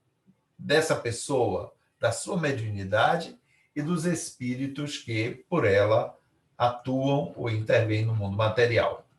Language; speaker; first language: Portuguese; native; Portuguese